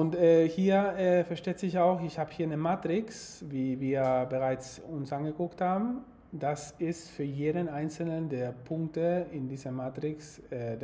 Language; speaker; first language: German; non-native, fluent; Spanish